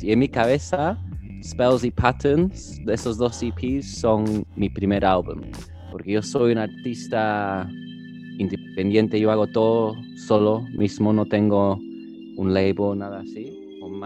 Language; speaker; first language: Spanish; early bilingual, heritage; English